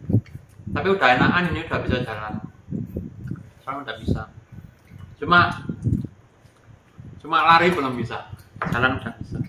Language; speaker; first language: Indonesian; non-native, local second language; Javanese